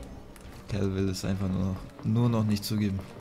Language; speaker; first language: German; native; German